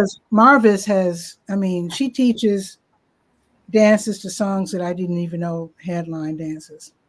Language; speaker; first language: English; native; English